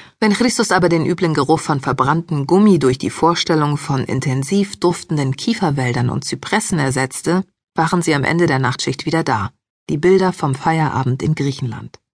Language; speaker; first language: German; early bilingual, other home language; Greek